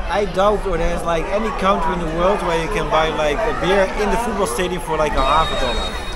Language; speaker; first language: English; non-native, fluent; Dutch